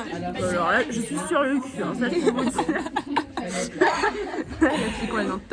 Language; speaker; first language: French; native; French